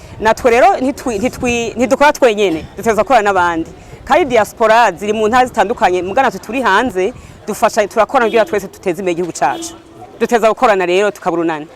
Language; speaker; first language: Rundi; native; Rundi